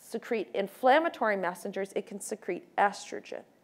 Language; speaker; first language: English; native; English